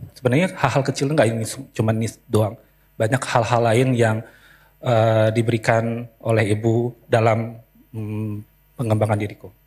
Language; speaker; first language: Indonesian; native; Indonesian